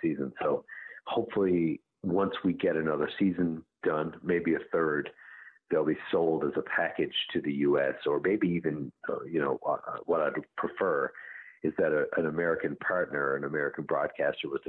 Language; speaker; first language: English; native; English